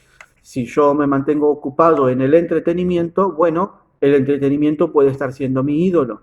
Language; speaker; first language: Spanish; native; Spanish